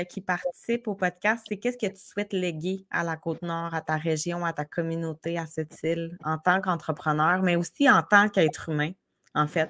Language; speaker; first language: French; native; French